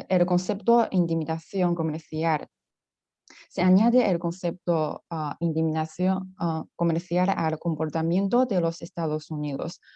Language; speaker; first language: Spanish; non-native, fluent; Chinese